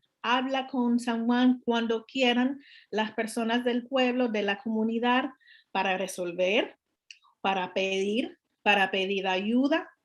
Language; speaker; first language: Spanish; non-native, learner; English